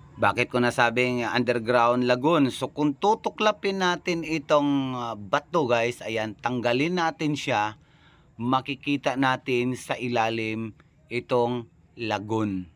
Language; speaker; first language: Filipino; non-native, local second language; Cebuano